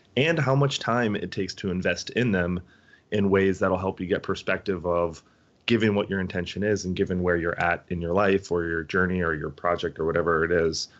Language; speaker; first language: English; native; English